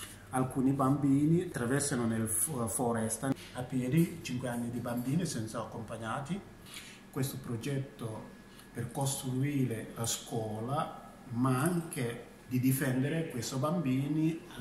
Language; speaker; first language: Italian; non-native, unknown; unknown